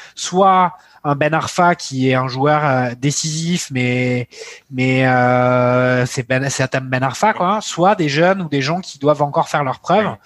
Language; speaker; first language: French; native; French